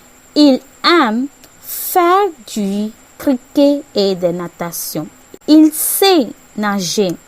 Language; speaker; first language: French; non-native, learner; Tamil